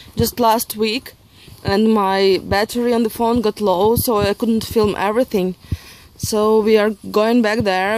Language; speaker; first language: English; non-native, fluent; Ukrainian